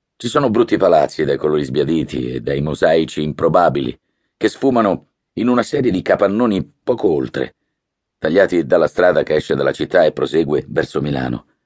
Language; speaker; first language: Italian; native; Italian